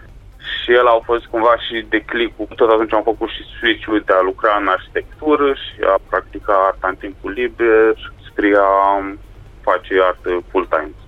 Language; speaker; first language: Romanian; native; Romanian